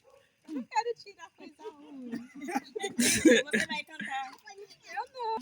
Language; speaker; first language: Portuguese; non-native, learner; Haitian Creole